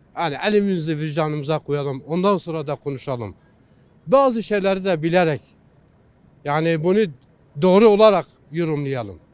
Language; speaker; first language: Turkish; non-native, local second language; Kurdish